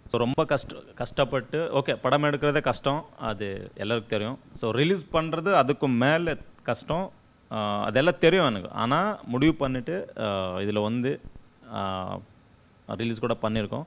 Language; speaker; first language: Tamil; non-native, learner; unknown